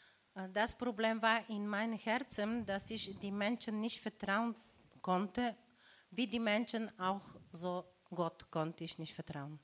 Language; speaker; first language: German; non-native, learner; Bulgarian